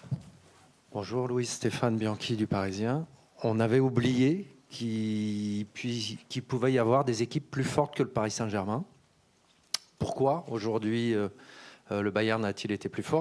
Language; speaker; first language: French; native; French